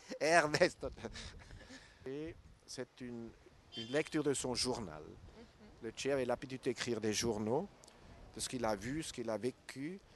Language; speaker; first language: French; non-native, local second language; German